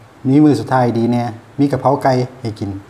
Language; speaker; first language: Thai; non-native, local second language; Northeastern Thai